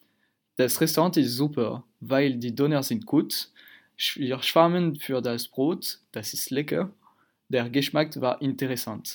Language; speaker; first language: German; non-native, learner; French